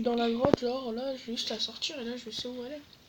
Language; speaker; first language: French; native; French